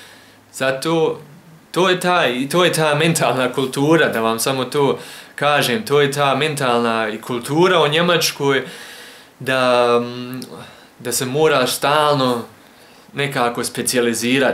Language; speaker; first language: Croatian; early bilingual, heritage; Croatian